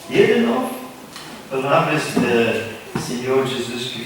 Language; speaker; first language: Portuguese; non-native, learner; English